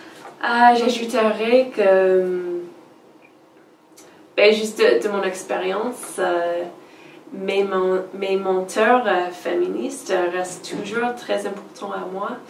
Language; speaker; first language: French; non-native, fluent; English